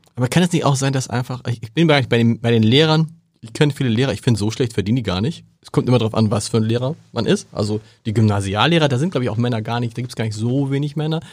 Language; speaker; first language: German; native; German